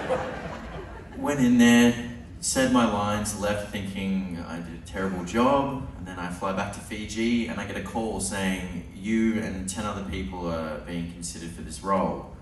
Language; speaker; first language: English; native; English